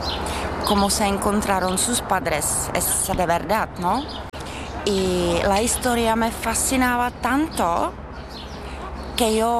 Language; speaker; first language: Spanish; non-native, fluent; Czech